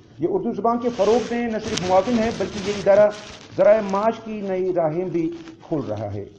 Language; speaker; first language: Urdu; non-native, local second language; Kashmiri